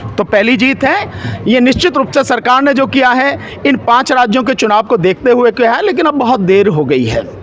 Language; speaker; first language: Hindi; native; Hindi